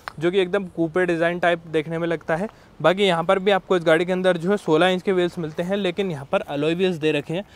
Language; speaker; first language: Hindi; native; Hindi